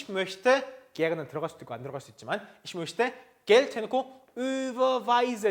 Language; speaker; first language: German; non-native, fluent; Korean